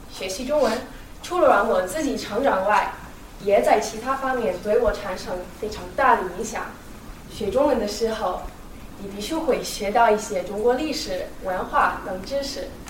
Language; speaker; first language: Chinese; non-native, fluent; English